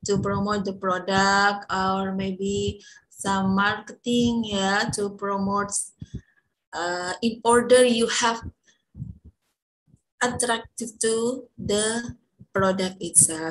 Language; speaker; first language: English; non-native, fluent; Indonesian